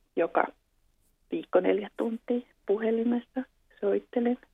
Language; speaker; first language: Finnish; native; Finnish